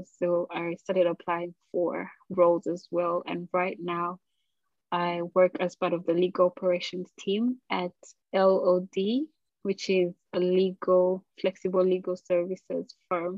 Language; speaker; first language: English; non-native, local second language; Ganda